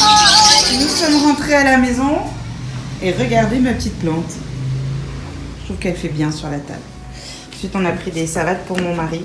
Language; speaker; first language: French; native; French